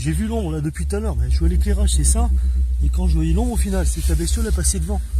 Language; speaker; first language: French; native; French